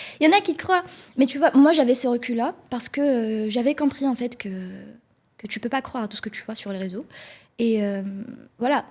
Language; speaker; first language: French; non-native, local second language; Arabic